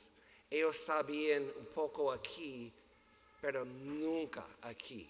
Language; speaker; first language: Spanish; non-native, learner; English